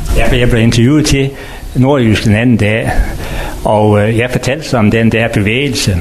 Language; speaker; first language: Danish; native; Danish